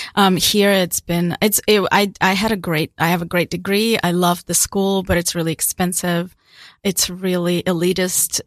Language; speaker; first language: English; non-native, fluent; Russian